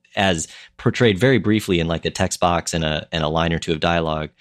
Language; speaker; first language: English; native; English